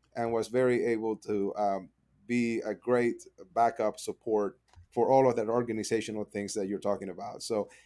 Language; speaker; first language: English; non-native, fluent; Spanish